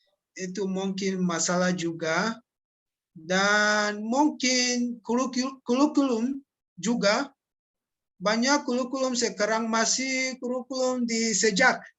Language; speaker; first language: Indonesian; non-native, learner; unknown